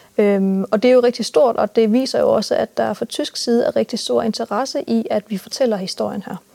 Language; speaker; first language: Danish; native; Danish